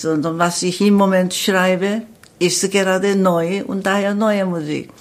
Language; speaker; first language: German; non-native, learner; Korean